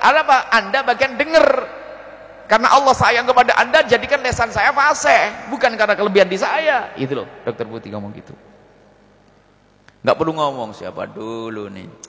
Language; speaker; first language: Indonesian; native; Indonesian